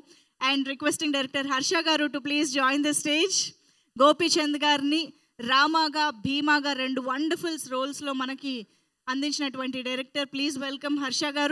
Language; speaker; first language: Telugu; native; Telugu